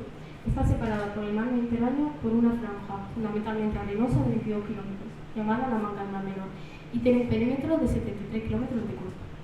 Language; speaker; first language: Spanish; early bilingual, other home language; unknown